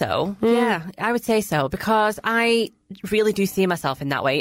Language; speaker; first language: English; native; English